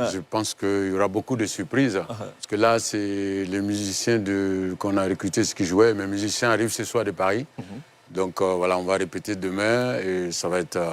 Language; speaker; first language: French; non-native, local second language; Dyula